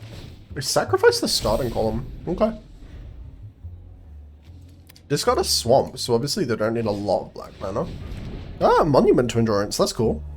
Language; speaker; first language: English; native; English